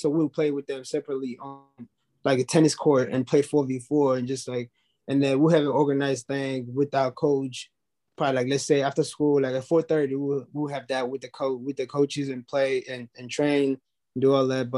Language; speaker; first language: English; non-native, local second language; Zulu